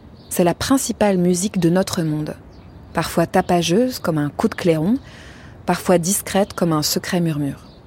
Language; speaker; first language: French; native; French